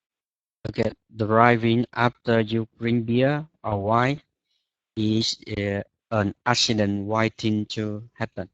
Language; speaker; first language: English; non-native, learner; Vietnamese